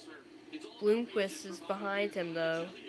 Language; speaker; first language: English; native; English